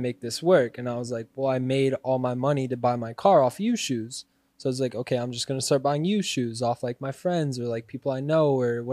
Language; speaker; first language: English; native; English